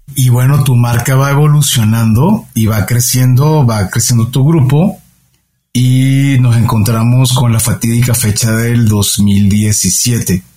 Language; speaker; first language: Spanish; native; Spanish